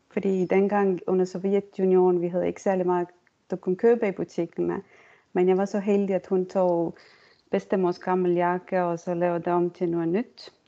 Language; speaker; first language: Danish; non-native, fluent; Estonian